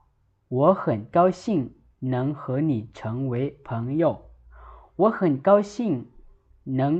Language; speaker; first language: Chinese; non-native, fluent; Lao